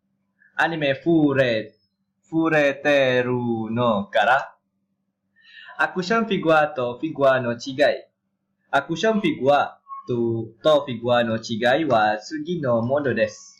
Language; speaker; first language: Japanese; non-native, learner; Malay